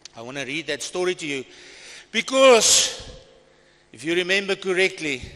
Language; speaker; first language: English; non-native, local second language; Afrikaans